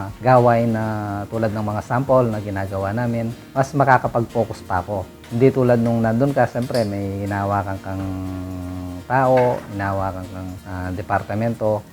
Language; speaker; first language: Filipino; non-native, local second language; Pampanga